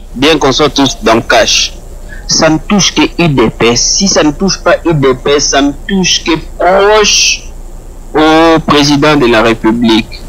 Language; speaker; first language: French; non-native, local second language; Luba-Lulua